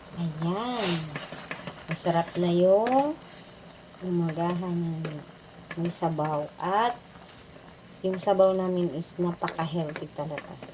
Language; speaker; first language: Filipino; non-native, local second language; Cebuano